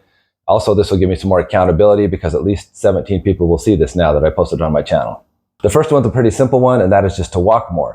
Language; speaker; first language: English; native; English